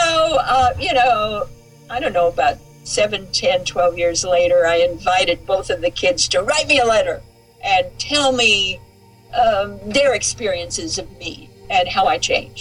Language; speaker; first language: English; native; English